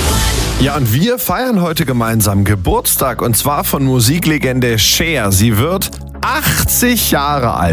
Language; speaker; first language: German; native; German